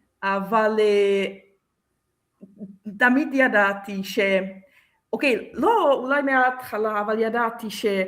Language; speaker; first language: Hebrew; non-native, fluent; Czech